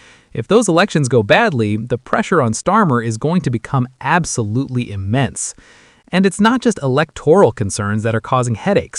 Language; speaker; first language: English; native; English